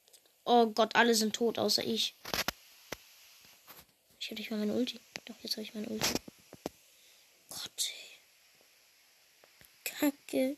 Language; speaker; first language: German; native; German